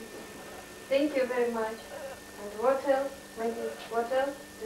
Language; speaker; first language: English; non-native, learner; Russian